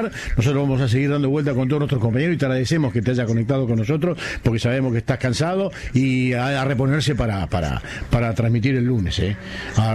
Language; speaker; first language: Spanish; native; Spanish